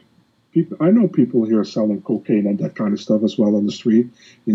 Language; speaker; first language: English; non-native, fluent; Dutch